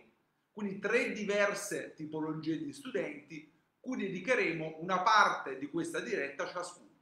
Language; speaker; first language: Italian; native; Italian